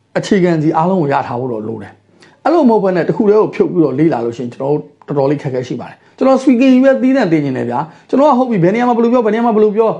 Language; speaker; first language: Burmese; native; Burmese